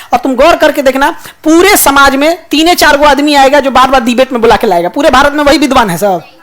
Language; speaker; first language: Hindi; native; Hindi